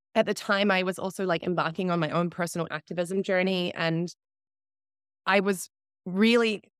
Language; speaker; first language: English; native; English